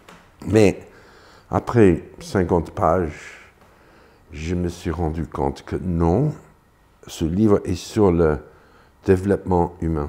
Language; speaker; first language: French; non-native, fluent; English